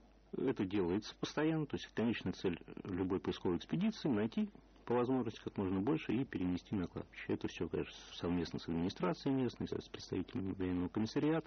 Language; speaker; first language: Russian; native; Russian